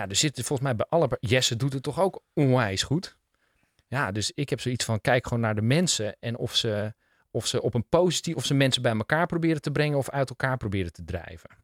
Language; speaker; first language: Dutch; native; Dutch